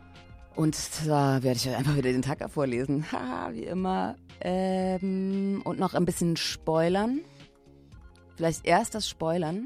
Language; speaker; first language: German; native; German